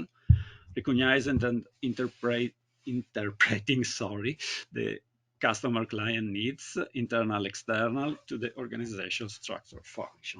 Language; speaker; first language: English; non-native, learner; Italian